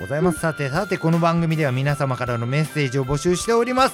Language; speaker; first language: Japanese; native; Japanese